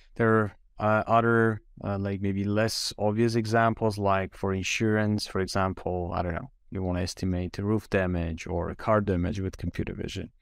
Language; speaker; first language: English; non-native, fluent; Armenian